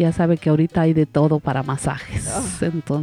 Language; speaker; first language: Spanish; native; Spanish